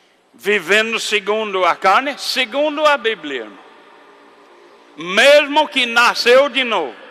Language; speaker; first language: Portuguese; non-native, fluent; English